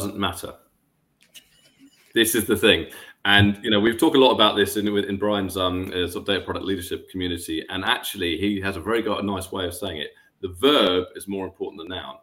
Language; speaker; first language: English; native; English